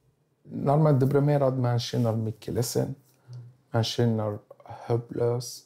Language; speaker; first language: Swedish; non-native, learner; Arabic